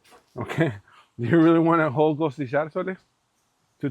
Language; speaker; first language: English; early bilingual, other home language; Spanish